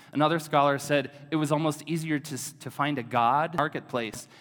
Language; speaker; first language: English; native; English